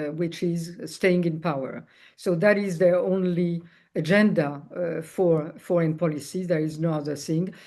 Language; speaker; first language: English; non-native, fluent; Georgian